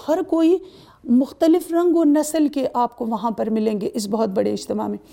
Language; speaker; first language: Urdu; native; Urdu